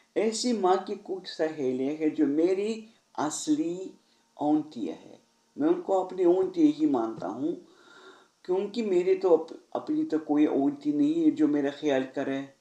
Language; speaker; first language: Hindi; non-native, fluent; Russian